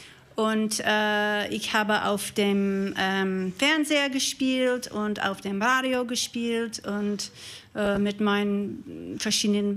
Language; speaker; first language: German; non-native, learner; English